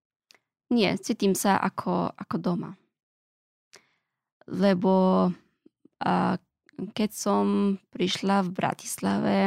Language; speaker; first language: Slovak; non-native, learner; Pashto